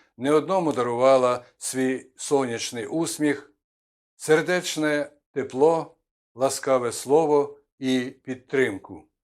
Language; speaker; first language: Ukrainian; native; Ukrainian